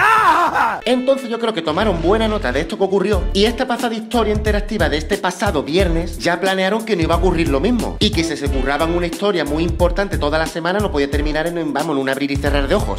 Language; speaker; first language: Spanish; native; Spanish